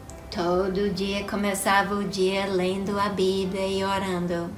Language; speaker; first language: Portuguese; non-native, fluent; English